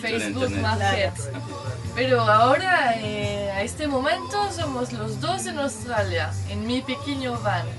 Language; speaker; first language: Spanish; non-native, learner; French